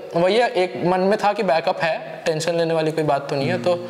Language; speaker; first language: Hindi; native; Hindi